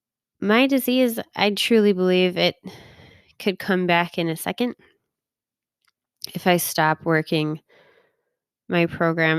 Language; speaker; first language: English; native; English